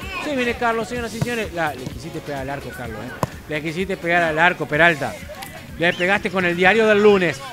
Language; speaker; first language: Spanish; native; Spanish